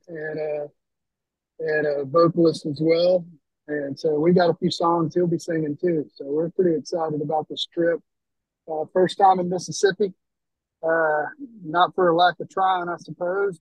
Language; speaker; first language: English; native; English